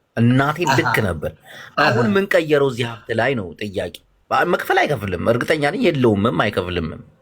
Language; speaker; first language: Amharic; non-native, local second language; Tigrinya